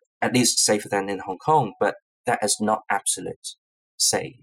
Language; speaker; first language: English; non-native, local second language; Cantonese